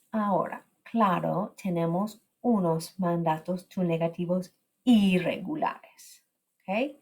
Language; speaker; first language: Spanish; non-native, fluent; English